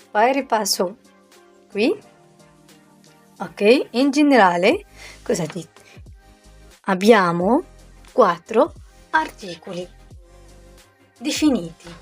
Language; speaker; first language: Italian; non-native, learner; Arabic